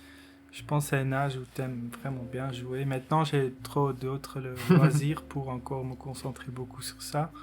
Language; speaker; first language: French; non-native, local second language; Dutch